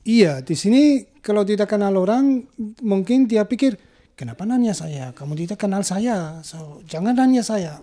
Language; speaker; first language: Indonesian; non-native, learner; German